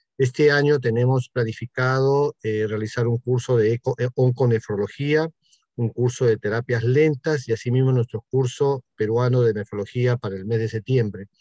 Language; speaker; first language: Spanish; native; Spanish